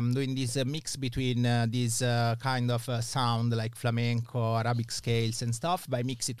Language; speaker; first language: English; non-native, fluent; Italian